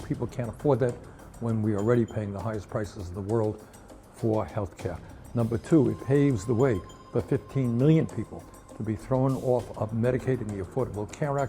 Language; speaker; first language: English; native; English